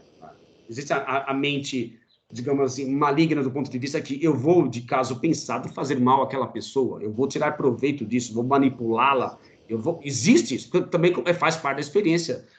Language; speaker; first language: Portuguese; native; Portuguese